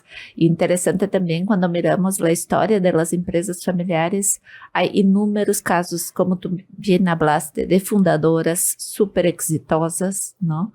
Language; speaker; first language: Spanish; non-native, fluent; Portuguese